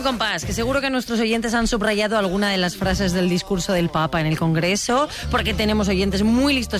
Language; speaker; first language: Spanish; native; Spanish